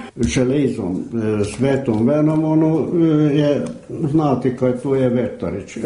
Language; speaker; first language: Serbian; early bilingual, heritage; Serbian